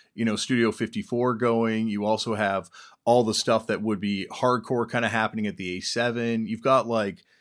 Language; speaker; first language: English; native; English